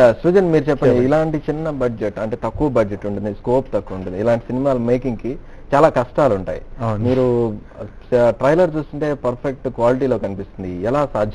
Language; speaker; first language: Telugu; native; Telugu